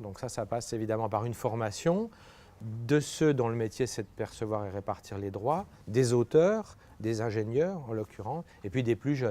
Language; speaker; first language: French; native; French